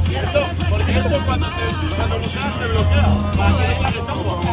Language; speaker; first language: Spanish; native; Spanish